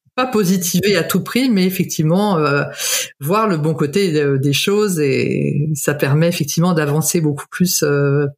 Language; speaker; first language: French; native; French